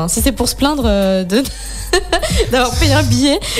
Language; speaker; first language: French; native; French